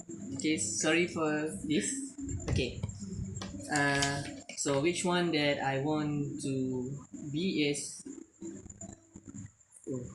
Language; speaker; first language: English; non-native, learner; Malay